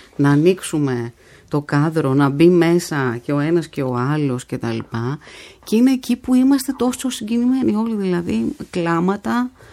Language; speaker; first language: Greek; native; Greek